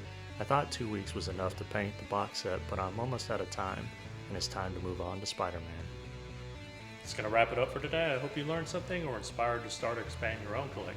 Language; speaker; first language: English; native; English